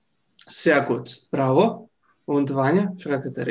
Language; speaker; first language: German; non-native, fluent; Serbian